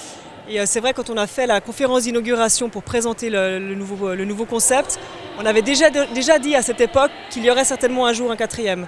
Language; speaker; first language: French; native; French